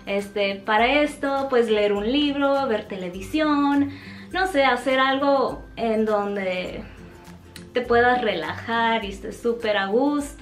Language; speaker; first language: Spanish; native; Spanish